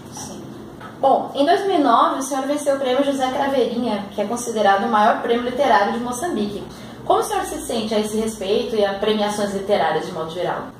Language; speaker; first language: Portuguese; native; Portuguese